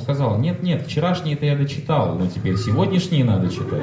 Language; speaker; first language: Russian; native; Russian